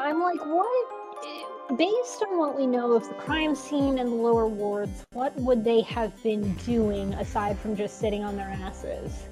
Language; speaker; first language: English; native; English